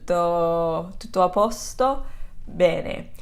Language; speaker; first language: Italian; non-native, fluent; English